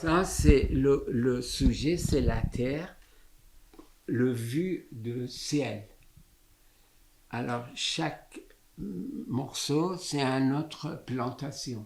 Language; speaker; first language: French; non-native, fluent; Persian